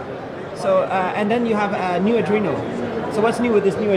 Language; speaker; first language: English; non-native, fluent; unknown